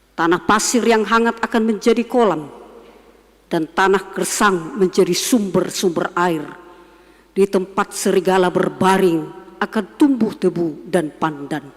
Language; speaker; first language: Indonesian; non-native, local second language; Batak Toba